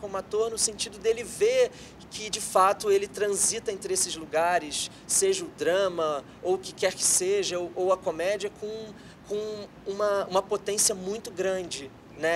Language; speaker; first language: Portuguese; native; Portuguese